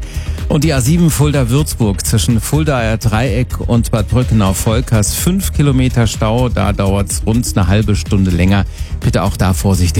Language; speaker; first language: German; native; German